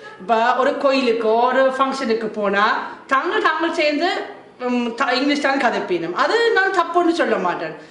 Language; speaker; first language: Tamil; non-native, fluent; German